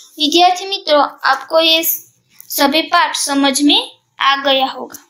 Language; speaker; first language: Hindi; non-native, local second language; Gujarati